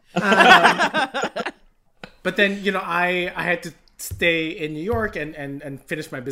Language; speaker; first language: English; non-native, local second language; Filipino